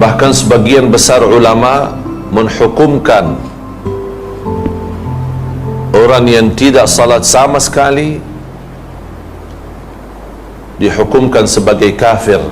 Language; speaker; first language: Indonesian; non-native, fluent; Arabic